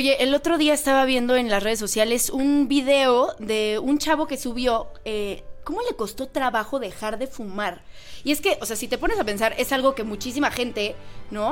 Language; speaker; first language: Spanish; native; Spanish